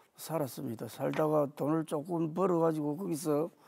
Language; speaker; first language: Korean; native; Korean